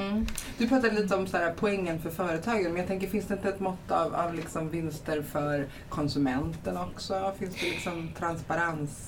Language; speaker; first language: Swedish; native; Swedish